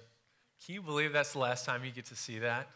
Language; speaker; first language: English; native; English